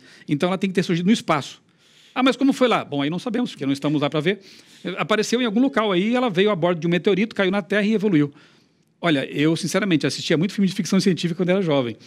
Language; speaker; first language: Portuguese; native; Portuguese